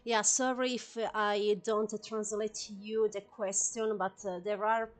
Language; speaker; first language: English; non-native, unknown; Italian